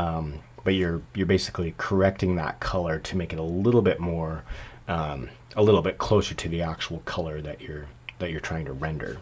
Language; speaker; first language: English; native; English